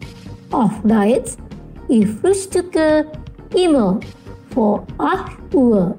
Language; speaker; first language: German; non-native, fluent; Indonesian